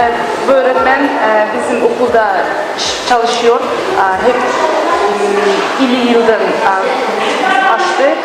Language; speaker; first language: Turkish; non-native, learner; Uyghur